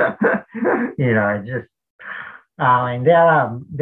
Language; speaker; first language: English; non-native, fluent; Japanese